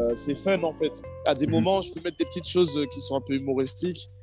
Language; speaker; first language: French; native; French